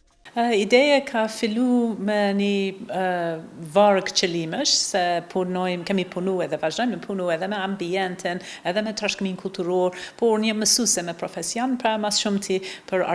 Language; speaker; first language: Albanian; non-native, fluent; English